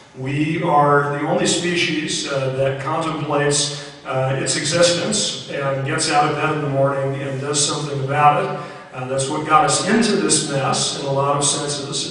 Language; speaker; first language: English; native; English